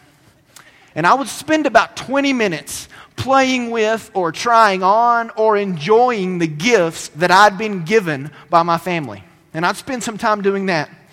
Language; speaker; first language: English; native; English